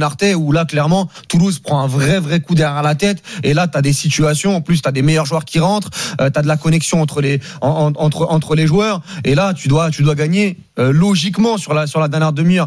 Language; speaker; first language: French; native; French